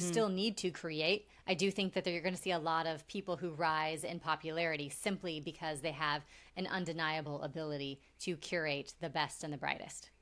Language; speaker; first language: English; native; English